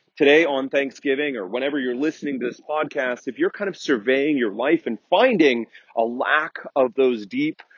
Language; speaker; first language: English; native; English